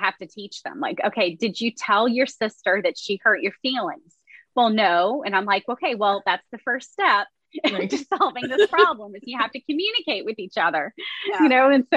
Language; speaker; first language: English; native; English